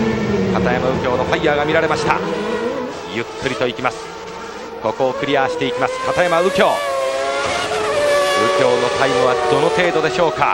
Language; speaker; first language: Japanese; native; Japanese